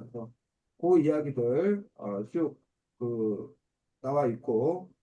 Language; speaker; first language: Korean; native; Korean